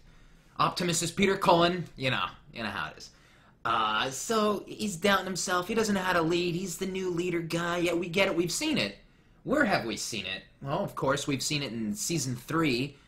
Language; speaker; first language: English; native; English